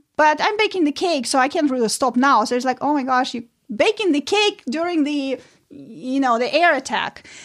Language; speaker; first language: English; non-native, fluent; Ukrainian